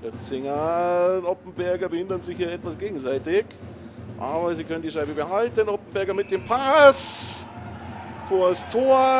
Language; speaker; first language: German; native; German